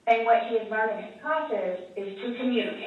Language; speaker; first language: English; native; English